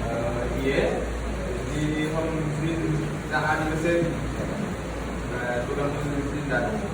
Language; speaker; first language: Japanese; non-native, learner; Vietnamese